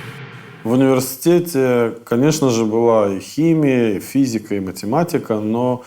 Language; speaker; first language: Russian; native; Russian